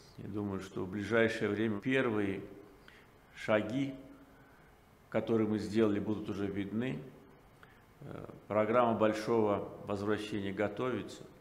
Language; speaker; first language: Russian; non-native, local second language; Azerbaijani